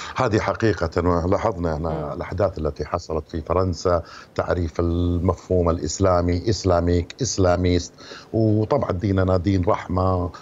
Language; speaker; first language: Arabic; native; Arabic